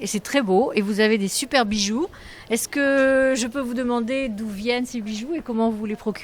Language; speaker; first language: French; native; French